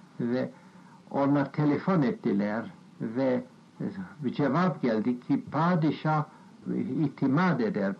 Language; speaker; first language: Turkish; non-native, fluent; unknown